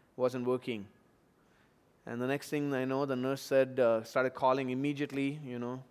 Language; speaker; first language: English; non-native, local second language; Tamil